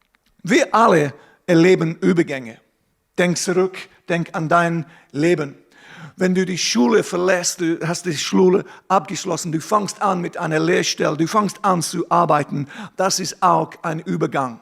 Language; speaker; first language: German; non-native, fluent; English